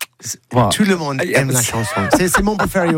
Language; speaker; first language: French; non-native, learner; English